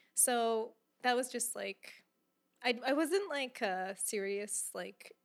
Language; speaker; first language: English; native; English